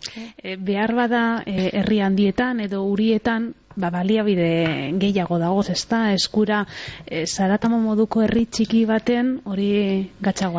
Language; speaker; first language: Basque; native; Basque